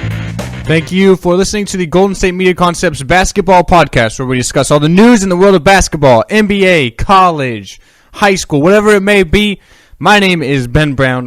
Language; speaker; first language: English; native; English